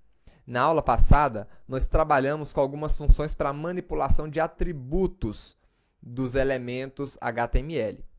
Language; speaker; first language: Portuguese; native; Portuguese